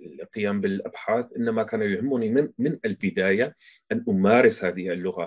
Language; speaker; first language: Arabic; non-native, fluent; German